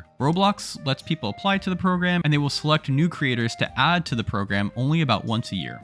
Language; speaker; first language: English; native; English